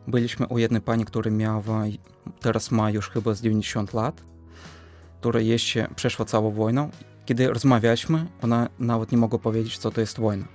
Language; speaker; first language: Polish; non-native, fluent; Russian